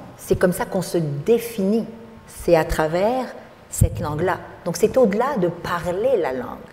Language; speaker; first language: French; native; French